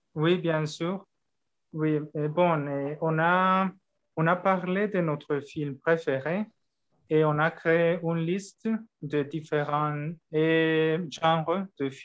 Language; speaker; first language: French; non-native, learner; Spanish